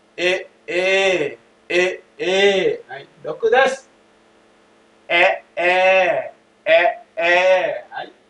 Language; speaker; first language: Japanese; non-native, fluent; Thai